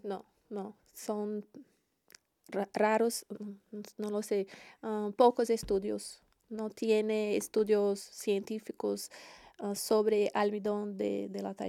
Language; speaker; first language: Spanish; non-native, learner; Portuguese